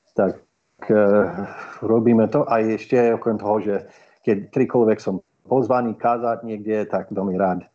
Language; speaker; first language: Slovak; non-native, fluent; English